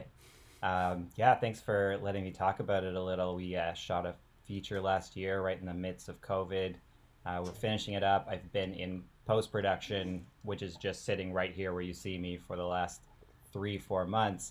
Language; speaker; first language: English; native; English